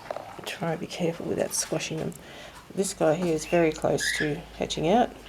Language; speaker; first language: English; native; English